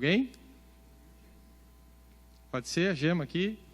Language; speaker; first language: Portuguese; native; Portuguese